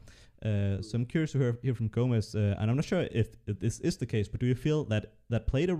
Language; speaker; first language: English; non-native, fluent; Danish